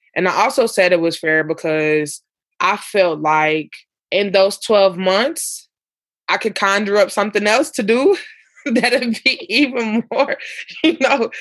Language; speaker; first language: English; native; English